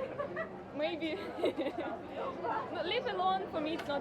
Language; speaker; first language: English; non-native, learner; Ukrainian